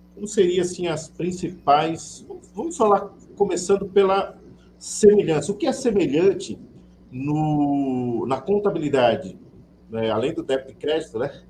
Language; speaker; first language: Portuguese; native; Portuguese